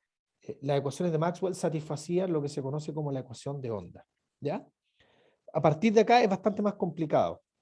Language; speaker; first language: Spanish; native; Spanish